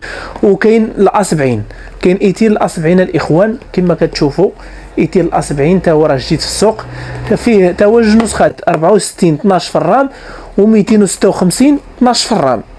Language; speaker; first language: Arabic; native; Arabic